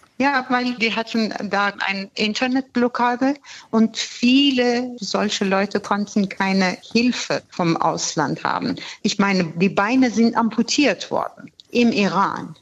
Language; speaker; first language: German; non-native, fluent; Persian